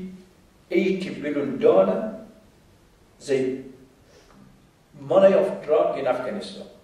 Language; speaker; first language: English; non-native, fluent; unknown